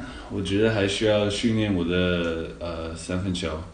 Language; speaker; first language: Chinese; early bilingual, other home language; English